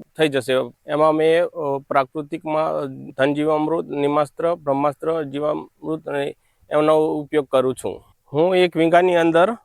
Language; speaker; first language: Gujarati; non-native, local second language; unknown